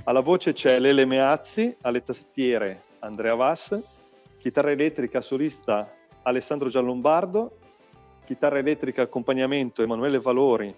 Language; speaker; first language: Italian; native; Italian